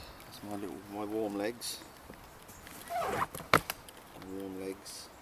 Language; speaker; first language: English; native; English